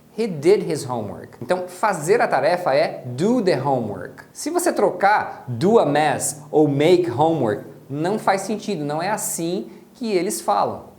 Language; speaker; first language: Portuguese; native; Portuguese